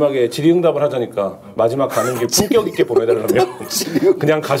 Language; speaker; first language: Korean; native; Korean